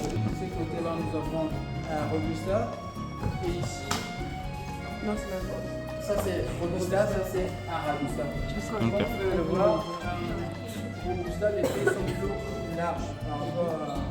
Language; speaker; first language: French; non-native, learner; Portuguese